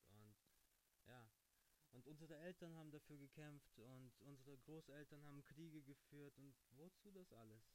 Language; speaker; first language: German; early bilingual, other home language; Russian